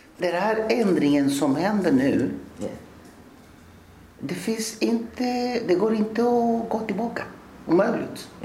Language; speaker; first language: Swedish; early bilingual, other home language; Spanish